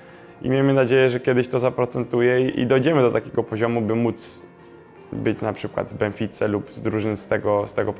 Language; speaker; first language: Polish; native; Polish